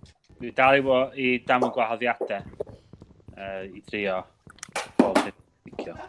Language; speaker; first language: Welsh; native; Welsh